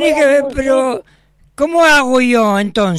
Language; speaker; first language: Spanish; native; Spanish